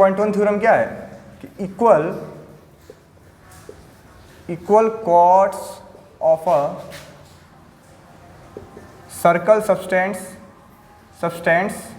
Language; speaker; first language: Hindi; native; Hindi